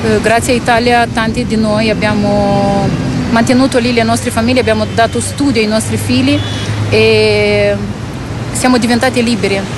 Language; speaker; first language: Italian; non-native, fluent; Romanian